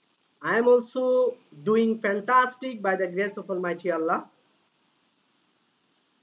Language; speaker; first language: English; non-native, local second language; Bangla